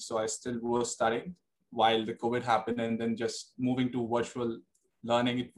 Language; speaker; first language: English; non-native, local second language; Hindi